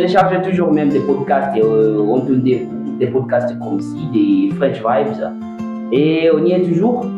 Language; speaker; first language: French; non-native, fluent; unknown